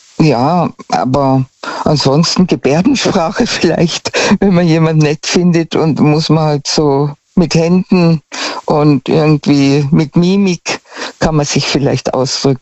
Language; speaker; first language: German; native; German